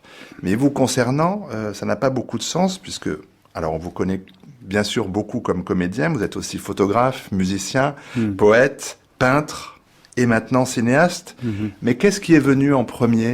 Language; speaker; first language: French; native; French